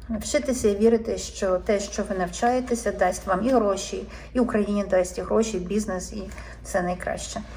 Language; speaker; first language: Ukrainian; native; Ukrainian